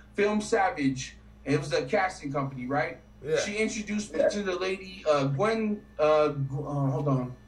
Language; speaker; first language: English; native; English